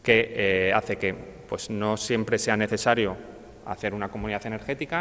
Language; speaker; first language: Spanish; native; Spanish